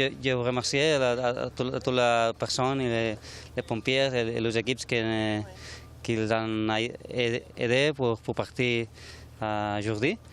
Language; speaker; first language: French; non-native, learner; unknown